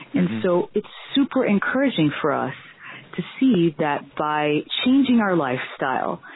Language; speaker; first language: English; non-native, fluent; Portuguese